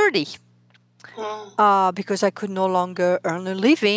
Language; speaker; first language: English; non-native, fluent; French